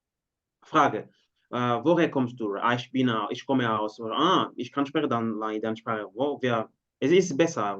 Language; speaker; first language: German; non-native, learner; Portuguese